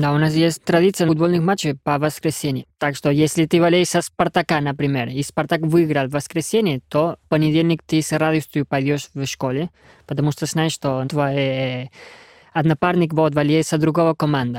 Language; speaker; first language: Russian; non-native, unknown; Spanish